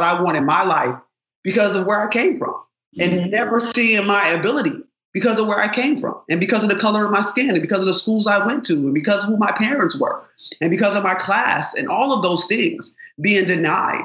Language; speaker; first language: English; native; English